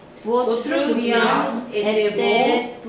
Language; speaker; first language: French; non-native, learner; Korean